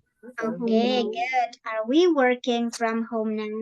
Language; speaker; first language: English; non-native, fluent; Indonesian